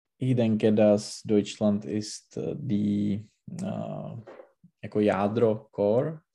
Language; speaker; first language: German; non-native, learner; Czech